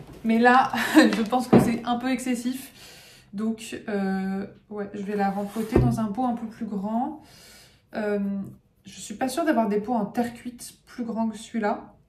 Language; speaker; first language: French; native; French